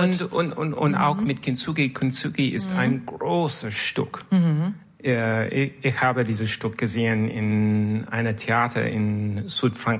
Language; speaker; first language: German; non-native, learner; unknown